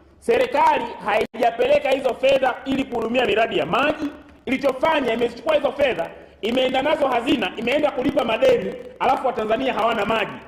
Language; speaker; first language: Swahili; native; Swahili